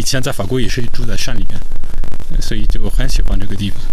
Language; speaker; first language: Chinese; non-native, fluent; French